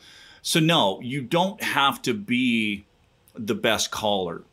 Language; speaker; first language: English; native; English